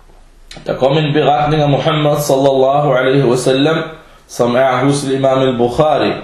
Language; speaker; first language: Danish; early bilingual, other home language; Arabic